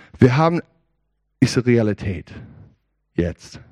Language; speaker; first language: German; non-native, learner; English